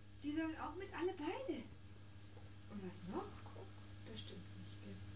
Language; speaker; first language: German; native; German